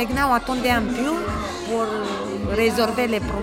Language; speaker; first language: French; non-native, learner; Romanian